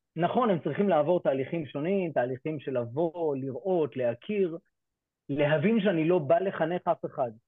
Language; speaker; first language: Hebrew; native; Hebrew